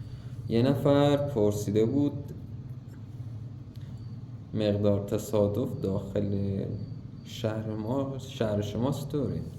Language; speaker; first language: Persian; native; Persian